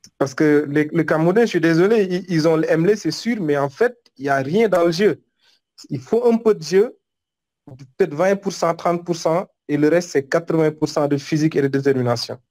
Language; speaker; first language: French; non-native, local second language; Wolof